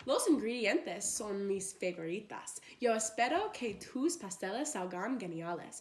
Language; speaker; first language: Spanish; non-native, learner; English